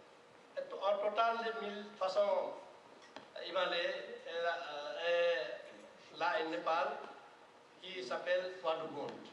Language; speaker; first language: French; non-native, learner; Nepali